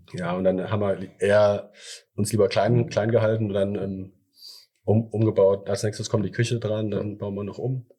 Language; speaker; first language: German; early bilingual, other home language; Thai